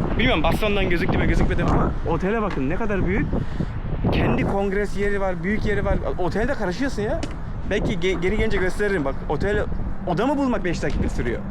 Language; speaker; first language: Turkish; early bilingual, heritage; Turkish